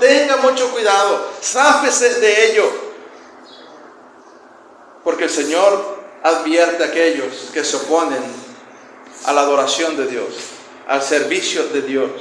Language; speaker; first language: Spanish; native; Spanish